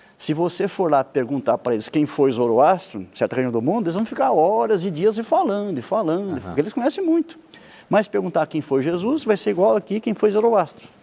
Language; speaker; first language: Portuguese; native; Portuguese